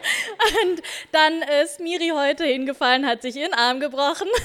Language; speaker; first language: German; native; German